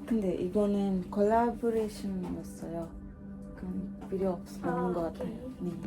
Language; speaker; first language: Korean; non-native, learner; Malayalam